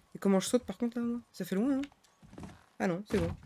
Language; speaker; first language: French; native; French